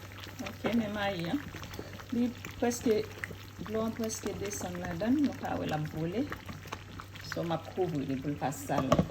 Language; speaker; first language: French; non-native, learner; Haitian Creole